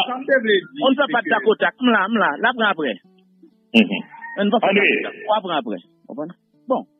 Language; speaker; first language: French; non-native, local second language; Haitian Creole